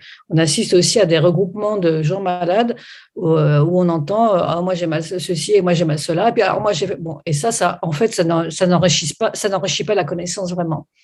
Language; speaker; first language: French; native; French